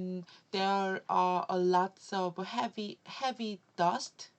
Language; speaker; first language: English; non-native, learner; Korean